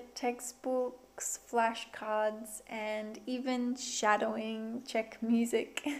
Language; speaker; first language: English; native; English